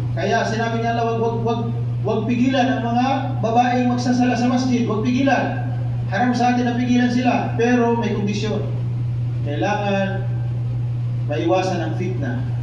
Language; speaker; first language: Filipino; non-native, local second language; Cebuano